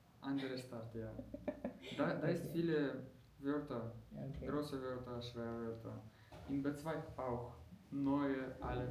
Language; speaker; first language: German; non-native, learner; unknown